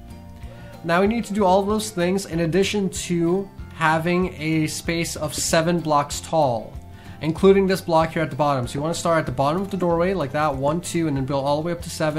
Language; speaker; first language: English; native; English